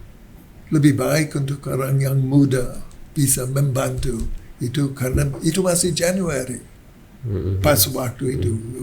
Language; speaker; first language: Indonesian; non-native, learner; English